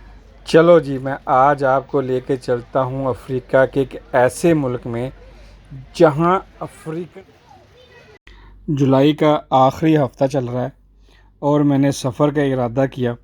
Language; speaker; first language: Urdu; native; Urdu